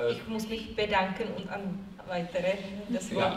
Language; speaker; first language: German; non-native, fluent; Czech